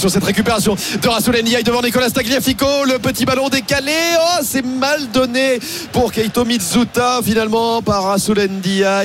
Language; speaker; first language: French; native; French